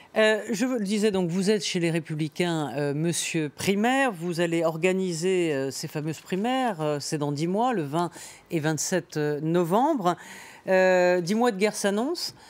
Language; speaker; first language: French; native; French